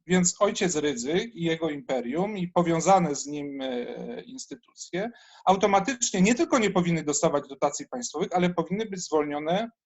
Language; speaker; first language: Polish; native; Polish